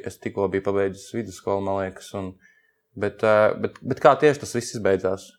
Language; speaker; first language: Latvian; native; Latvian